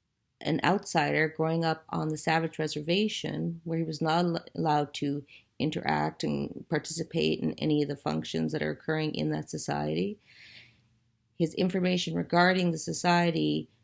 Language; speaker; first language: English; native; English